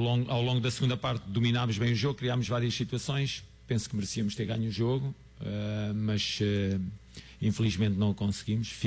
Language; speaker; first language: Portuguese; native; Portuguese